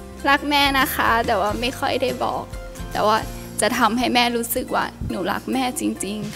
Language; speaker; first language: Thai; native; Thai